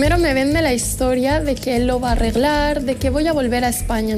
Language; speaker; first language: Spanish; early bilingual, other home language; Arabic